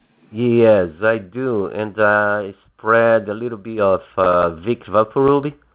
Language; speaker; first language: English; non-native, fluent; Portuguese